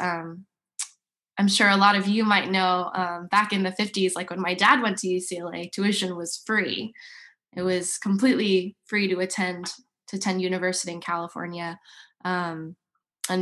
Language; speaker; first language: English; native; English